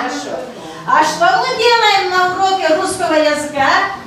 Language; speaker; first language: Russian; non-native, local second language; Kyrgyz